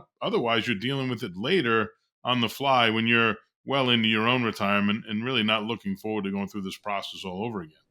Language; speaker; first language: English; native; English